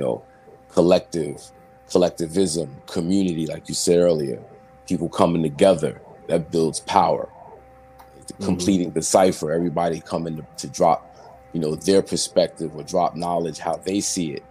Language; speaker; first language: English; native; English